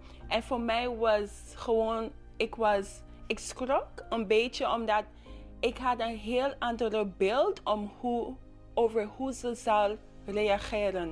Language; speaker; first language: Dutch; non-native, local second language; English